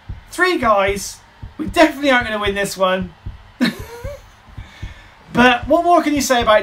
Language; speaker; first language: English; native; English